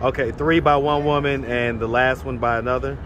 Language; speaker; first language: English; native; English